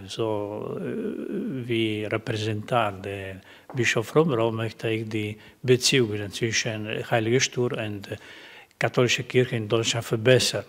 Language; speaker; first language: German; non-native, learner; Croatian